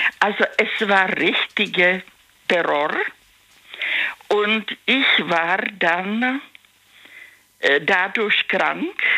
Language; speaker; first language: German; non-native, learner; Czech